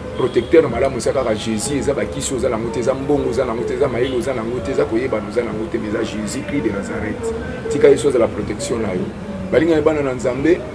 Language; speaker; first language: Lingala; native; Lingala